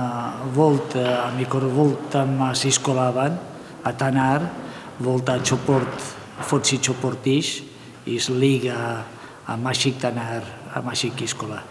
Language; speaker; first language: Hungarian; non-native, learner; Spanish